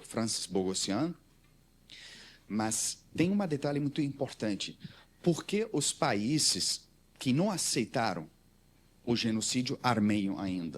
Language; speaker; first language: Portuguese; non-native, learner; Armenian